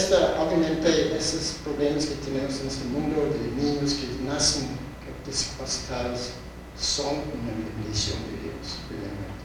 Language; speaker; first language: Spanish; non-native, fluent; English